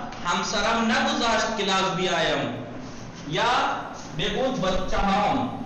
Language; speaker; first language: Persian; non-native, fluent; Urdu